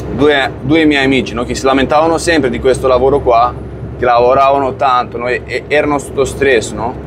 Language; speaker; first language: Italian; non-native, fluent; Romanian